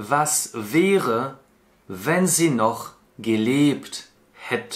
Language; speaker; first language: German; non-native, fluent; Russian